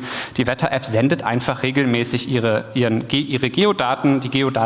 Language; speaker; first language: German; native; German